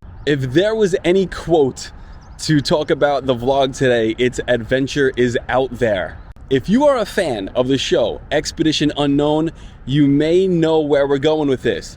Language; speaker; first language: English; native; English